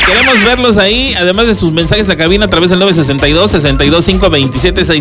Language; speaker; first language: Spanish; native; Spanish